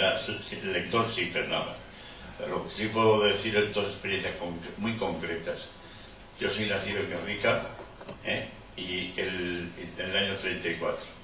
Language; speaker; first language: Spanish; non-native, local second language; Basque